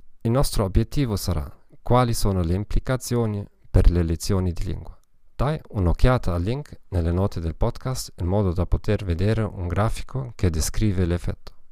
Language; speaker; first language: Italian; non-native, learner; German